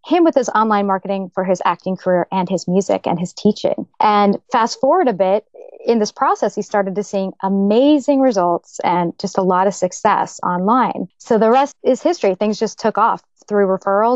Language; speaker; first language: English; native; English